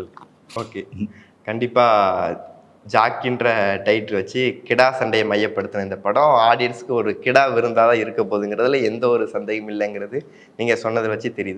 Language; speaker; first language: Tamil; native; Tamil